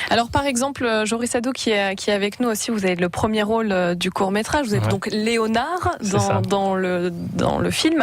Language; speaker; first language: French; native; French